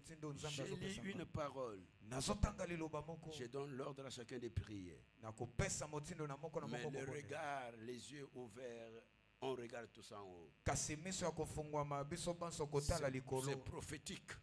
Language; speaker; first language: French; non-native, local second language; Lingala